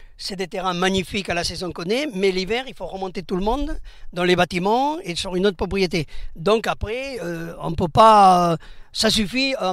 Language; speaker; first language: French; early bilingual, other home language; Spanish